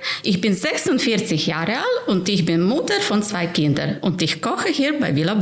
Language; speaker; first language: German; non-native, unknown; Ukrainian